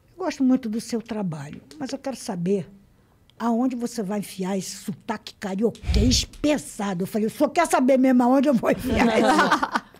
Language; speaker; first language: Portuguese; native; Portuguese